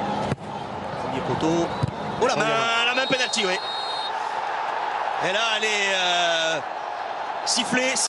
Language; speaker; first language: French; native; French